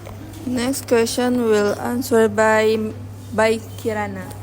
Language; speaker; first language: English; non-native, learner; Indonesian